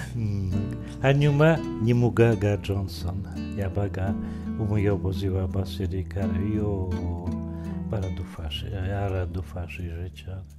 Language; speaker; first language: Kinyarwanda; non-native, fluent; Polish